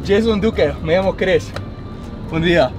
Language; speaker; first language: Spanish; non-native, learner; English